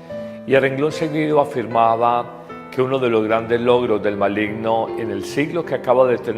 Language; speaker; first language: Spanish; native; Spanish